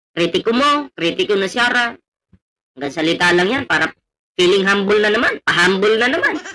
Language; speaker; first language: Filipino; non-native, local second language; Cebuano